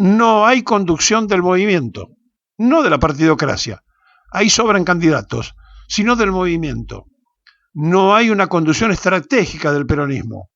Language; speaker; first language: Spanish; native; Spanish